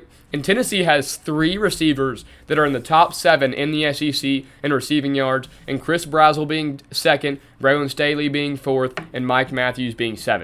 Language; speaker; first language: English; native; English